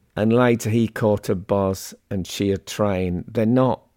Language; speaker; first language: English; native; English